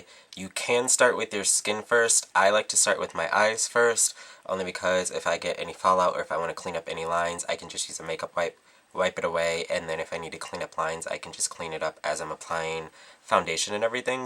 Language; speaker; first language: English; native; English